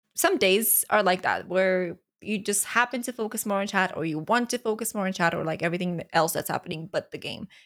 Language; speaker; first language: English; non-native, fluent; Romanian